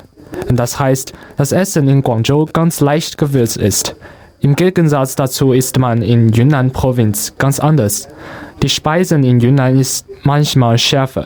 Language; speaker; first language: German; non-native, learner; Chinese